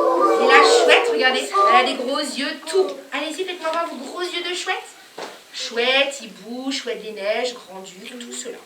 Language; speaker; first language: French; native; French